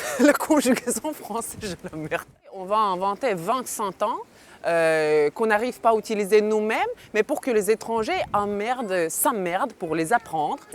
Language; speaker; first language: French; non-native, fluent; Ukrainian